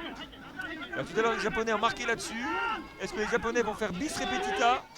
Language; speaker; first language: French; native; French